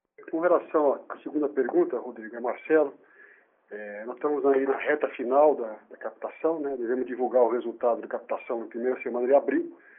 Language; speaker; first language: Portuguese; native; Portuguese